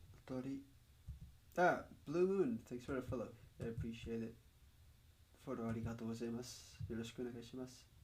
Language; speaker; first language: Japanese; non-native, learner; Spanish